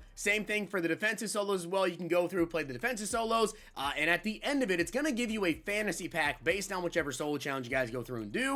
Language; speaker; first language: English; native; English